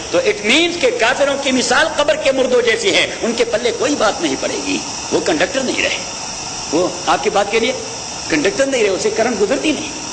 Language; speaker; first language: Urdu; non-native, local second language; Pashto